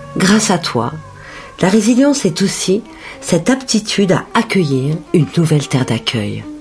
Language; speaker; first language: French; native; French